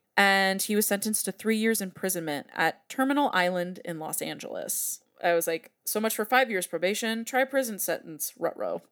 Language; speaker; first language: English; native; English